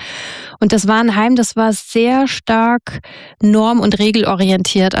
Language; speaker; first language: German; native; German